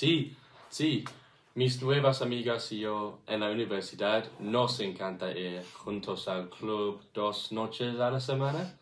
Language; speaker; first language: Spanish; non-native, learner; English